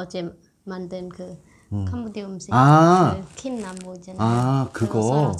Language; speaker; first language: Korean; non-native, learner; Khmer